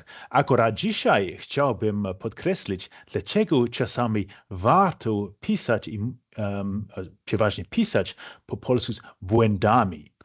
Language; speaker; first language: Polish; non-native, fluent; English